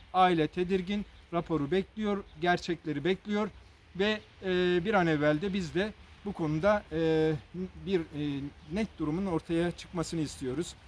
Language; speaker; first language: Turkish; native; Turkish